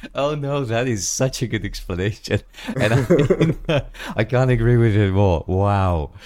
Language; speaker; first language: English; non-native, fluent; Czech